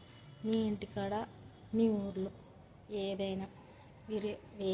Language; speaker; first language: Telugu; native; Telugu